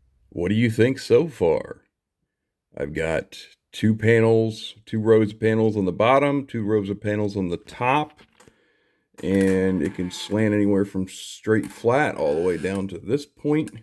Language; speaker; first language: English; native; English